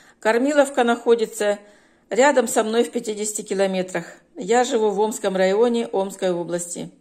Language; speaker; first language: Russian; native; Russian